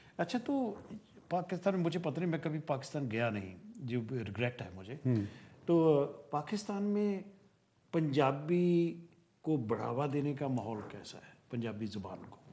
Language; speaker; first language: Urdu; non-native, local second language; Punjabi